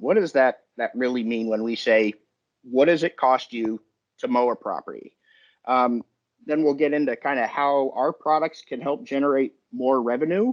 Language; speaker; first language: English; native; English